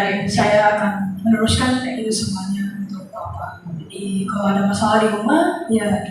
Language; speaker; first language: Indonesian; early bilingual, heritage; Indonesian